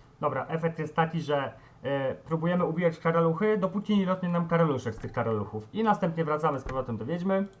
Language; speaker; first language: Polish; native; Polish